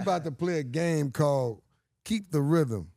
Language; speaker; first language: English; native; English